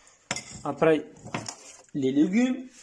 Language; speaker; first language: French; non-native, learner; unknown